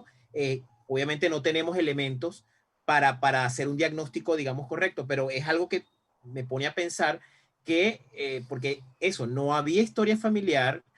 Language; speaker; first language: Spanish; native; Spanish